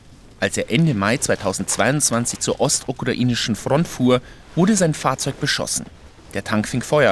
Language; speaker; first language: German; native; German